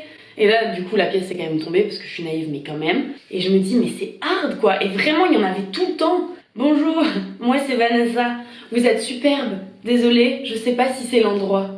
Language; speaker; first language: French; native; French